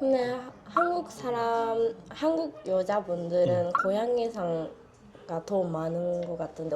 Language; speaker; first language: Korean; non-native, learner; Japanese